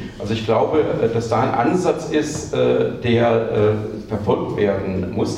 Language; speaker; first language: German; native; German